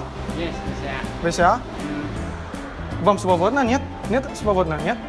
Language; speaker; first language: Russian; non-native, learner; Indonesian